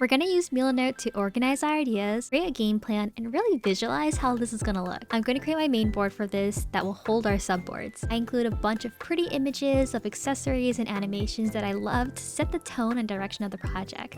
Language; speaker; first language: English; native; English